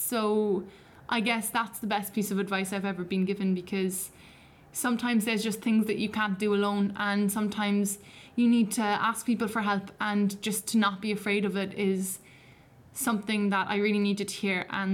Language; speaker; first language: English; native; English